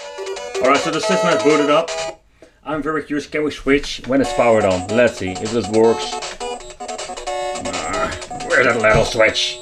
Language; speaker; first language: English; non-native, fluent; Dutch